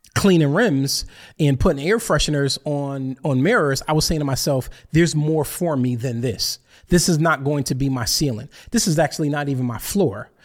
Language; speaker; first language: English; native; English